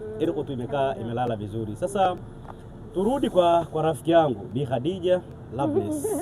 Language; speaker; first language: Swahili; non-native, local second language; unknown